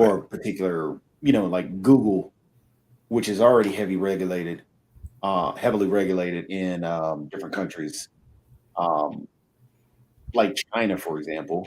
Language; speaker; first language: English; native; English